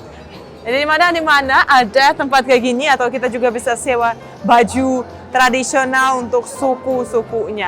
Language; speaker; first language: Indonesian; non-native, fluent; Russian